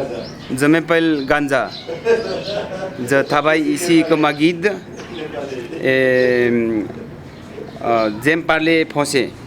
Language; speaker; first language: French; non-native, learner; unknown